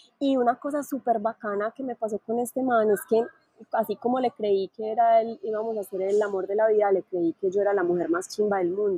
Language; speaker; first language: Spanish; native; Spanish